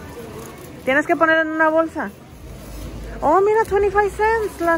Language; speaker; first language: Spanish; early bilingual, heritage; Spanish